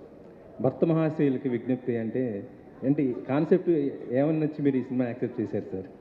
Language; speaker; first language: Telugu; native; Telugu